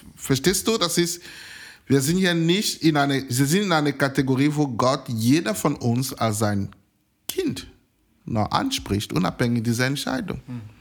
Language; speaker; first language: German; non-native, fluent; French